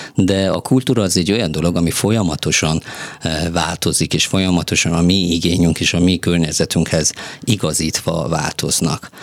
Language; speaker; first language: Hungarian; non-native, fluent; Persian